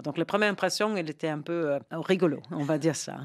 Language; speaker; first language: French; non-native, fluent; English